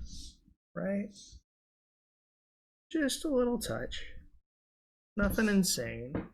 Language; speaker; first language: English; native; English